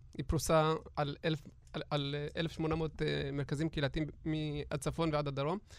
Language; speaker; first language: Hebrew; native; Hebrew